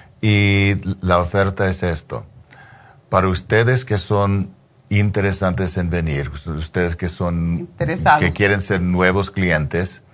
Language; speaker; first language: Spanish; early bilingual, heritage; English